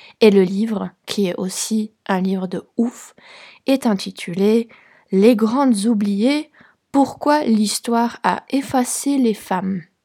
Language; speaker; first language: French; non-native, fluent; Polish